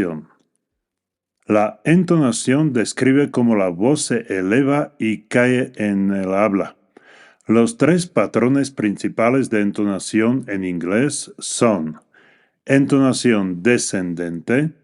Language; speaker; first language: Spanish; non-native, fluent; English